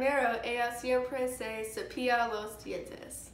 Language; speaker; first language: Spanish; non-native, learner; English